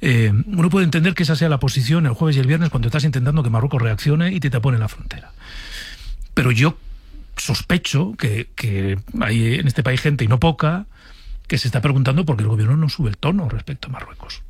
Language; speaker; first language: Spanish; native; Spanish